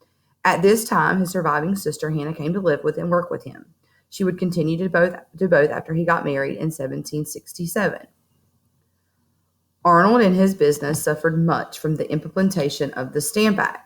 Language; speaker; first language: English; native; English